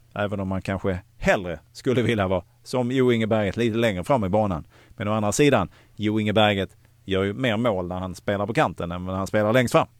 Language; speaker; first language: Swedish; native; Swedish